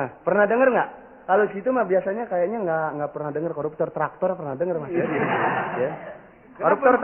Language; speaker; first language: Indonesian; native; Indonesian